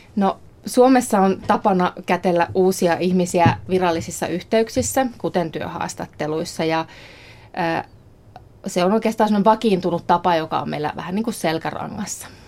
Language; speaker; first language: Finnish; native; Finnish